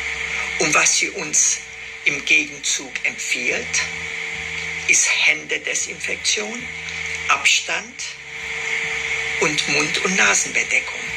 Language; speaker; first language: German; non-native, fluent; Romanian